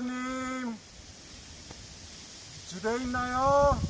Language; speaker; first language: Korean; early bilingual, heritage; Korean